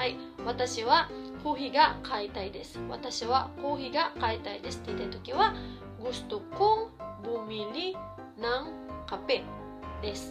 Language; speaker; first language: Japanese; non-native, fluent; Filipino